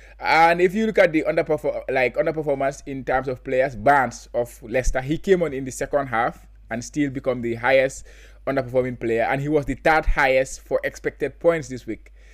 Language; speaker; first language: English; non-native, local second language; Wolof